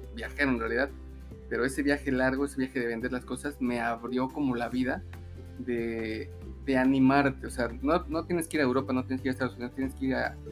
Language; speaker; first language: Spanish; native; Spanish